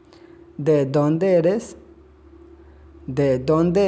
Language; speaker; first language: Spanish; non-native, learner; Urdu